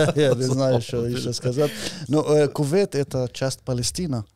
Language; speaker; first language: Russian; non-native, fluent; Arabic